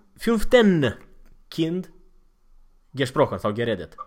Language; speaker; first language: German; non-native, fluent; Romanian